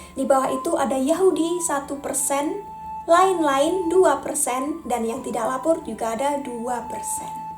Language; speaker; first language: Indonesian; native; Indonesian